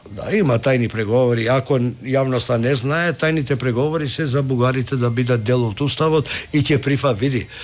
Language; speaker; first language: Macedonian; non-native, local second language; Albanian